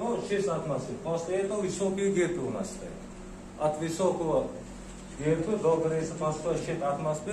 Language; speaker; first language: Russian; non-native, local second language; Uzbek